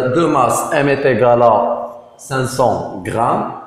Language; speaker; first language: French; non-native, local second language; Arabic